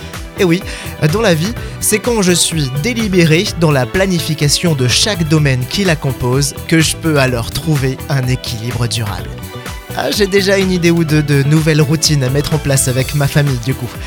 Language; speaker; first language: French; native; French